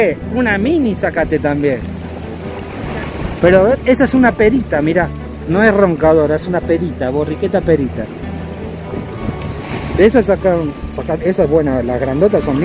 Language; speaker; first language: Spanish; native; Spanish